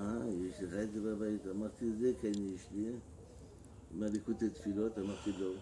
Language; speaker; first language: Hebrew; non-native, fluent; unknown